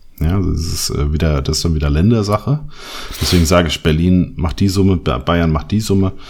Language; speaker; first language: German; native; German